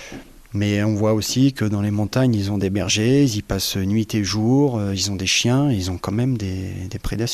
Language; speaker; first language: French; native; French